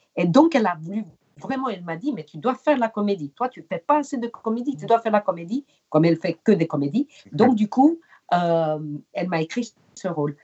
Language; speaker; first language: French; non-native, fluent; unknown